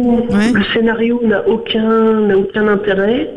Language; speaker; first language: French; native; French